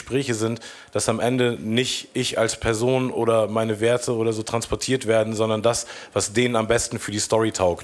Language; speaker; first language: German; native; German